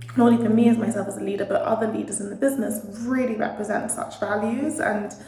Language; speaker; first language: English; native; English